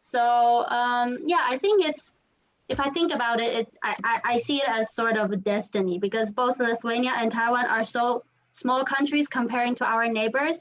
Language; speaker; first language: English; non-native, fluent; Chinese